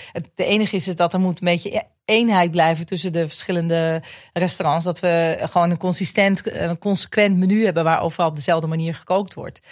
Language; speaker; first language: Dutch; native; Dutch